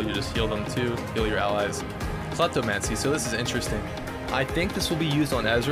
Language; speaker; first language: English; native; English